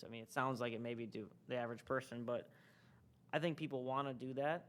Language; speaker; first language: English; native; English